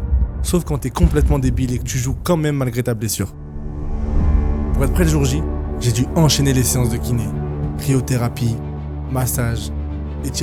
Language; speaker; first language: French; native; French